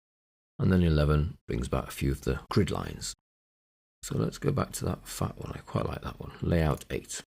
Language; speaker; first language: English; native; English